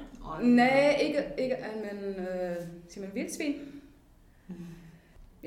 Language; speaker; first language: Danish; non-native, fluent; German